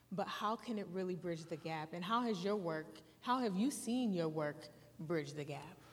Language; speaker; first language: English; early bilingual, other home language; Yoruba